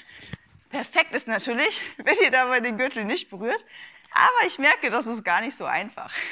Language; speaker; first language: German; native; German